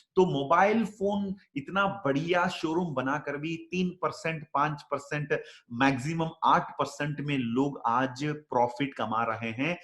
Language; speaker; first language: Hindi; native; Hindi